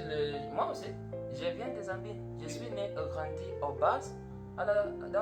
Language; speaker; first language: French; non-native, learner; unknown